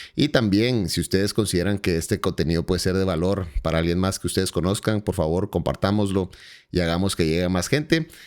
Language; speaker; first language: Spanish; native; Spanish